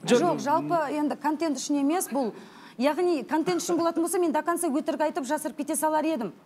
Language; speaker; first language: Kazakh; native; Kazakh